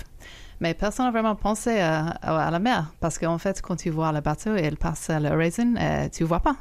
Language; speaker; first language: French; non-native, fluent; English